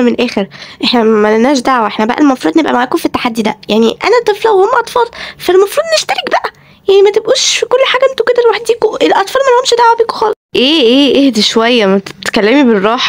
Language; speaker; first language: Arabic; native; Arabic